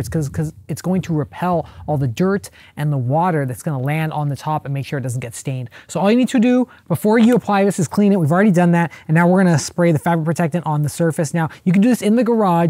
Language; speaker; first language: English; native; English